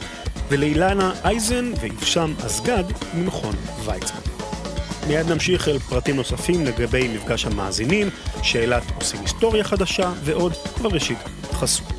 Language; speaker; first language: Hebrew; native; Hebrew